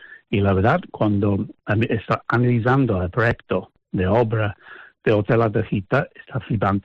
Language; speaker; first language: Spanish; non-native, fluent; English